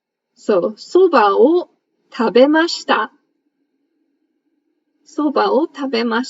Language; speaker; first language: Japanese; non-native, fluent; English